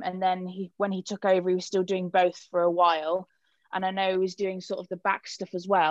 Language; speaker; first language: English; native; English